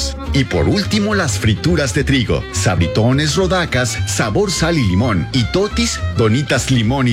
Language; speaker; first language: Spanish; native; Spanish